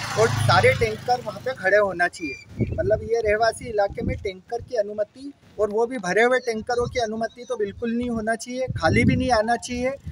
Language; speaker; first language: Hindi; native; Hindi